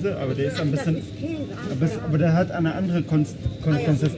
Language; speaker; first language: German; non-native, fluent; Arabic